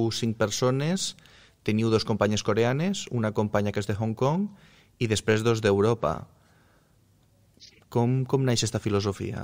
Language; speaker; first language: Catalan; native; Catalan